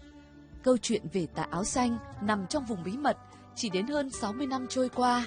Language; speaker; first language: Vietnamese; native; Vietnamese